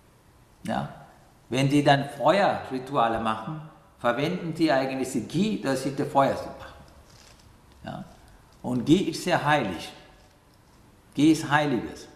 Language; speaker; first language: German; non-native, fluent; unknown